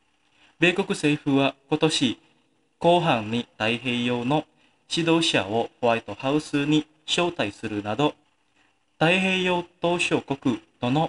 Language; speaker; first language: Japanese; non-native, fluent; Indonesian